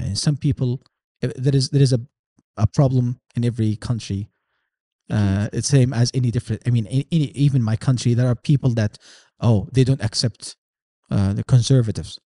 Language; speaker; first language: English; non-native, fluent; Arabic